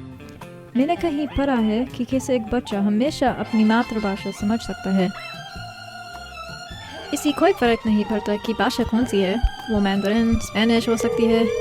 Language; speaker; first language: Hindi; early bilingual, heritage; English